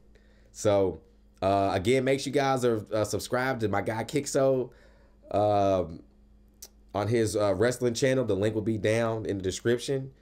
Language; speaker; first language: English; native; English